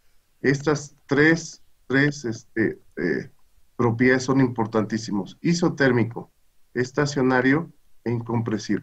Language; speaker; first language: Spanish; native; Spanish